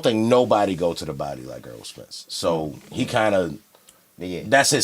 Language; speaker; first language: English; native; English